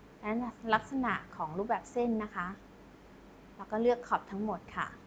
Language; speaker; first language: Thai; native; Thai